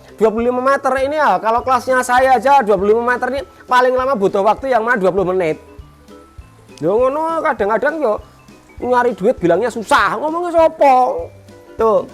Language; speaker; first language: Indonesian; non-native, local second language; Javanese